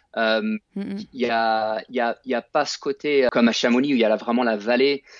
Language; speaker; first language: French; native; French